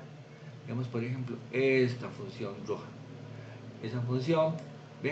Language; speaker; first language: Spanish; native; Spanish